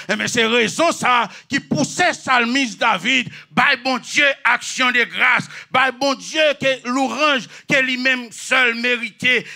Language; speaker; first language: French; non-native, local second language; Haitian Creole